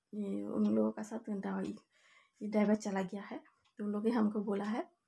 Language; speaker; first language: Hindi; non-native, local second language; Bangla